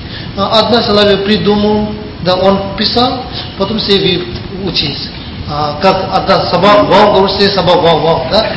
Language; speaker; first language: Russian; non-native, learner; Tibetan